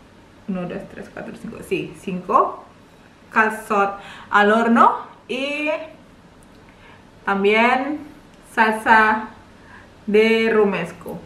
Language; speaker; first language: Spanish; non-native, learner; Indonesian